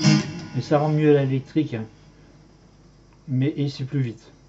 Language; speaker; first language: French; native; French